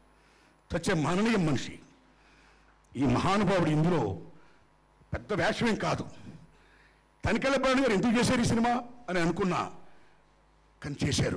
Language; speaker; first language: Telugu; native; Telugu